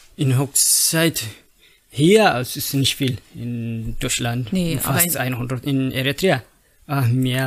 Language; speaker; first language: German; non-native, learner; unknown